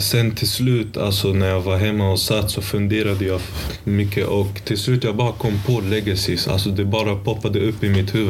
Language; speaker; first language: Swedish; early bilingual, other home language; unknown